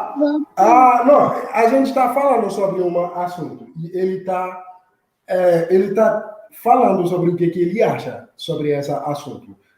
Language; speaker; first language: Portuguese; non-native, learner; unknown